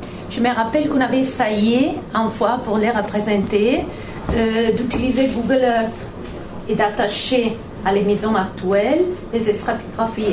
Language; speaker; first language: French; non-native, fluent; Spanish